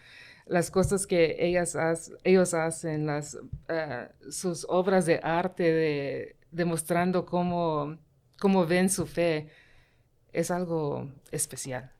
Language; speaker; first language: Spanish; early bilingual, heritage; Spanish